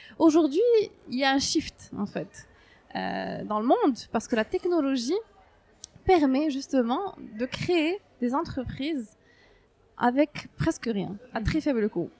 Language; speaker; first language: French; non-native, local second language; Arabic